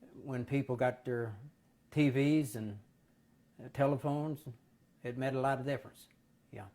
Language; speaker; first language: English; native; English